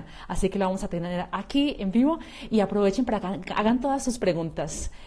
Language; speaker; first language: Spanish; native; Spanish